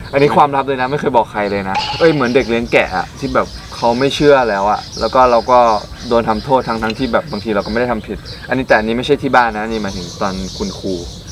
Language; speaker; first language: Thai; native; Thai